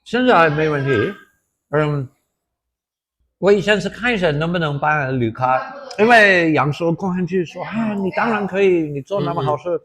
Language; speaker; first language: Chinese; non-native, fluent; English